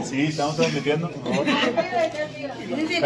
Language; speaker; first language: Spanish; native; Spanish